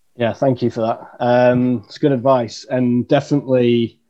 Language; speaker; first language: English; native; English